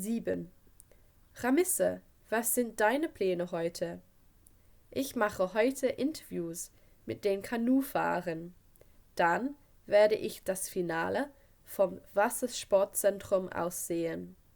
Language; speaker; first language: German; non-native, fluent; English